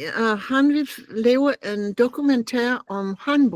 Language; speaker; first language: Danish; non-native, learner; English